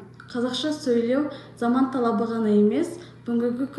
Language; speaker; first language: Kazakh; non-native, local second language; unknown